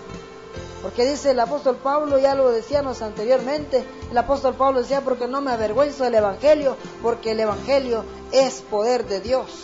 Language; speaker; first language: Spanish; native; Spanish